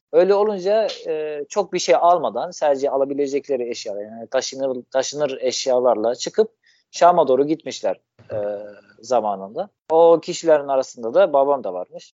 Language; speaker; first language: Turkish; non-native, fluent; Arabic